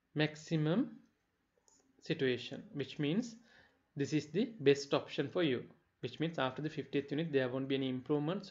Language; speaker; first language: English; non-native, local second language; Sinhala